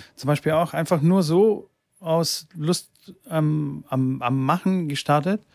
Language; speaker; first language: German; early bilingual, other home language; Bulgarian